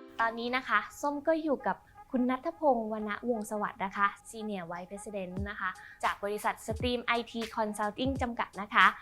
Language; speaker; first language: Thai; native; Thai